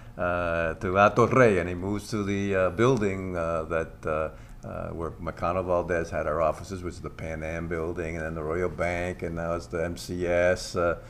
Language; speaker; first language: English; non-native, local second language; Spanish